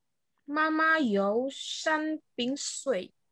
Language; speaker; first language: Chinese; non-native, learner; Indonesian